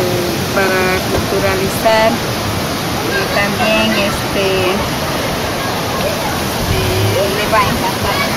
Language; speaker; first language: Spanish; non-native, local second language; Shipibo-Conibo